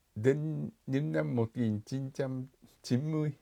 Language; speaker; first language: Vietnamese; non-native, fluent; Japanese